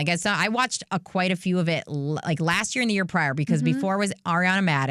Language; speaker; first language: English; native; English